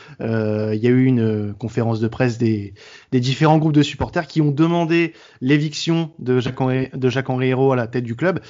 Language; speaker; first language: French; native; French